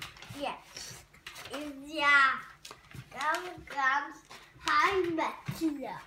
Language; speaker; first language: German; non-native, learner; Hungarian